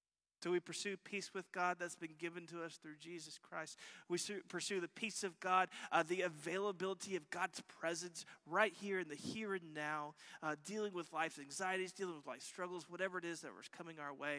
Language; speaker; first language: English; native; English